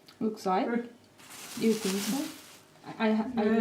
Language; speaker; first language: English; non-native, learner; Korean